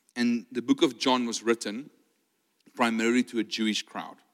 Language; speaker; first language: English; non-native, local second language; Afrikaans